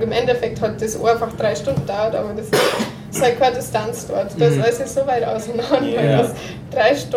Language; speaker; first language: German; native; German